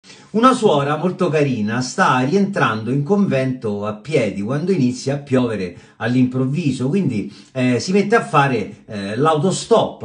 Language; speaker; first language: Italian; native; Italian